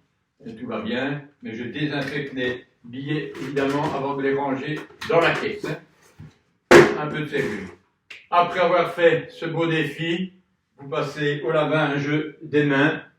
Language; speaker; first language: French; native; French